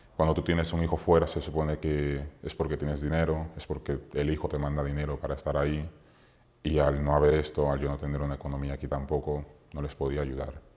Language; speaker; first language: Spanish; native; Spanish